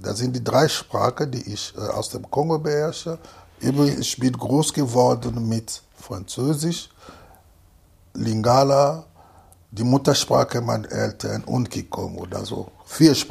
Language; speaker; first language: German; non-native, fluent; Lingala